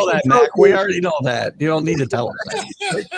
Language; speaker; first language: English; native; English